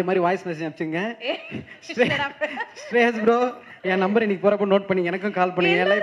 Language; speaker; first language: Tamil; native; Tamil